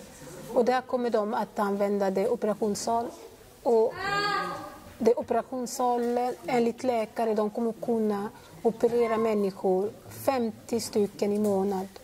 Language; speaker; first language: Swedish; non-native, fluent; Lingala